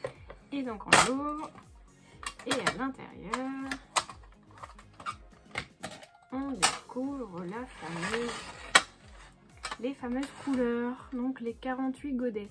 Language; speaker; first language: French; native; French